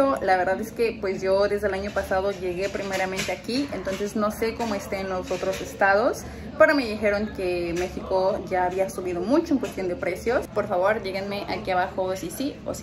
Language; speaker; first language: Spanish; native; Spanish